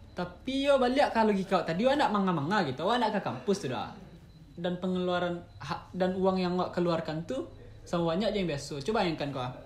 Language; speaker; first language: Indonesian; non-native, local second language; Minangkabau